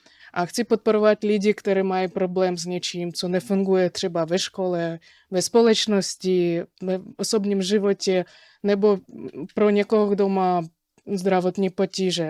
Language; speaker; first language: Czech; non-native, fluent; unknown